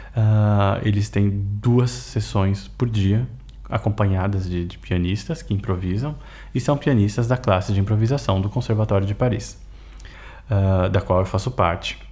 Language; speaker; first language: Portuguese; native; Portuguese